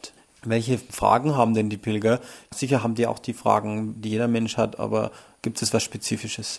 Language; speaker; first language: German; native; German